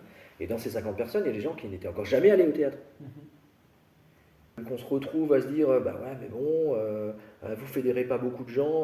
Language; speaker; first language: French; native; French